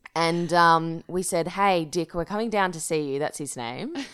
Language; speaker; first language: English; native; English